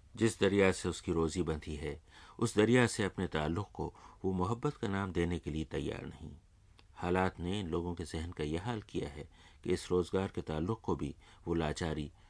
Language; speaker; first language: Urdu; native; Urdu